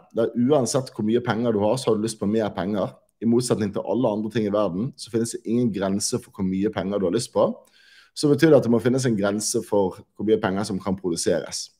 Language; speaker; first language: Norwegian; native; Norwegian